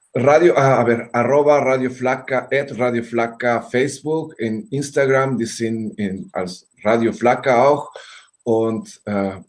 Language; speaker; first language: German; non-native, learner; Spanish